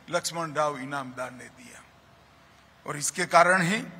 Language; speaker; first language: Hindi; non-native, local second language; Gujarati